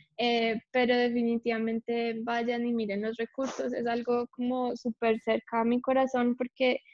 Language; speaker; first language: Spanish; early bilingual, heritage; English